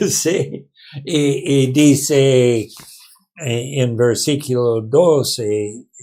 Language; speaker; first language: Spanish; non-native, learner; English